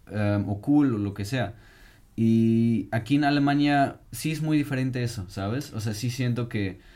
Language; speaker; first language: Spanish; non-native, fluent; German